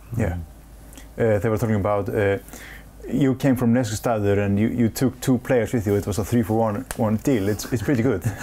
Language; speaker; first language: English; non-native, fluent; Icelandic